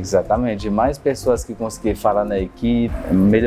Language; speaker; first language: Portuguese; non-native, fluent; French